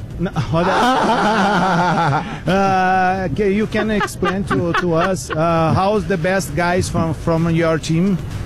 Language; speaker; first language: English; non-native, learner; Portuguese